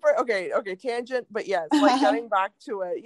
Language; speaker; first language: English; native; English